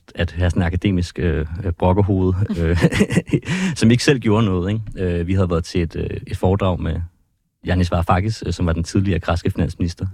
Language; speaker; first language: Danish; native; Danish